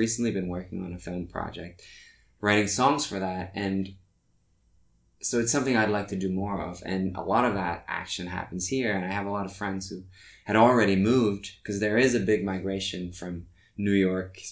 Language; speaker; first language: English; non-native, fluent; Norwegian